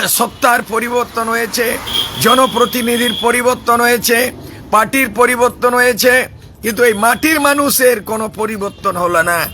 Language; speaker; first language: Bangla; non-native, local second language; Santali